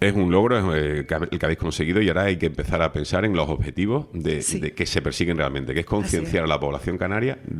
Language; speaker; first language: Spanish; native; Spanish